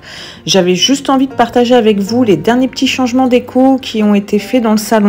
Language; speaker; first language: French; native; French